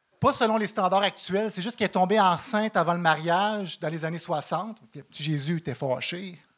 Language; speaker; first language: French; native; French